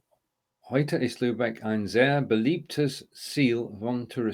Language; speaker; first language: German; non-native, learner; English